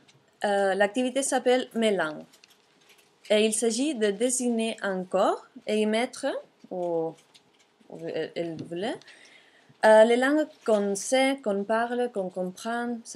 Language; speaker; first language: French; non-native, fluent; Catalan